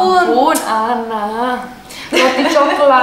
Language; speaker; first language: Indonesian; non-native, learner; Russian